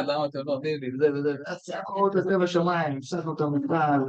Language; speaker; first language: Hebrew; native; Hebrew